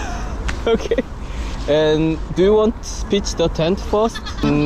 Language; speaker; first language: English; non-native, learner; Korean